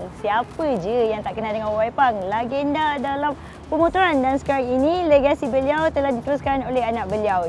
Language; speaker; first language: Malay; native; Malay